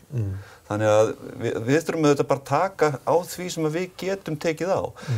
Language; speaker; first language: Icelandic; native; Icelandic